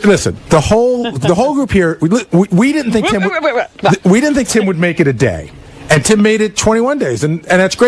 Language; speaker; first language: English; native; English